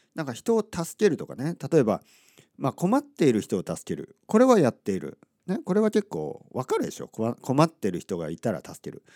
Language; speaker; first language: Japanese; native; Japanese